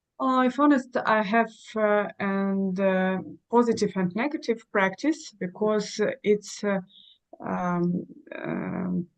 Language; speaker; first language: English; non-native, learner; Russian